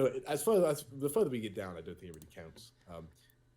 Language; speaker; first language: English; native; English